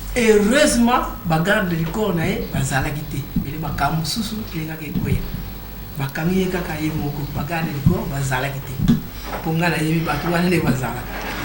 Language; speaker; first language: Lingala; non-native, local second language; Kongo